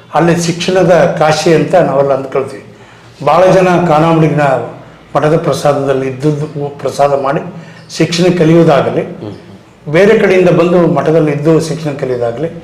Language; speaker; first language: Kannada; native; Kannada